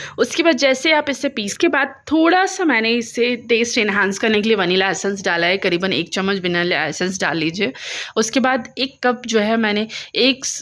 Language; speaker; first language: Hindi; native; Hindi